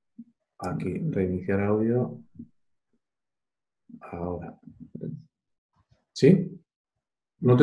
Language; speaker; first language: Spanish; native; Spanish